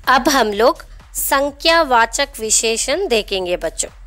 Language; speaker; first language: Hindi; non-native, local second language; Telugu